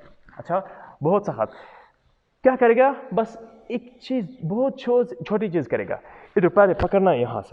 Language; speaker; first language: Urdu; non-native, learner; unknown